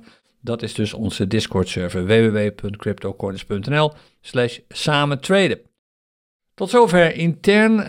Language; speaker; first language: Dutch; native; Dutch